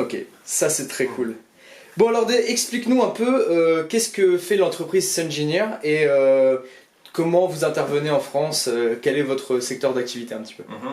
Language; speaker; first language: French; native; French